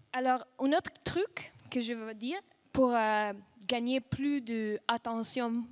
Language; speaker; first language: French; non-native, fluent; Russian